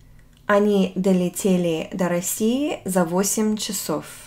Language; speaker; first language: Russian; non-native, fluent; English